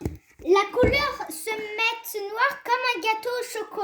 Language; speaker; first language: French; early bilingual, other home language; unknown